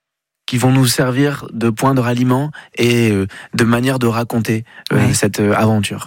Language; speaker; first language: French; native; French